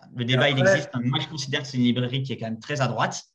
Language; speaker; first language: French; native; French